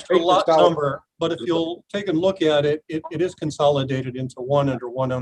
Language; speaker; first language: English; native; English